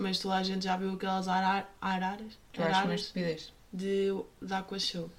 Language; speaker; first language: Portuguese; native; Portuguese